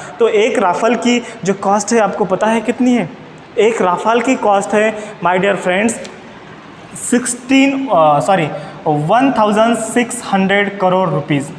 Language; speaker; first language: Hindi; non-native, local second language; Marathi